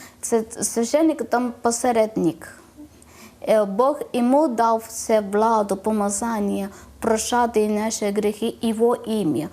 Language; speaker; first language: Ukrainian; non-native, learner; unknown